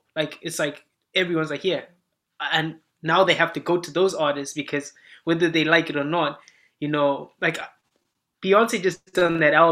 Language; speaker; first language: English; non-native, local second language; Shona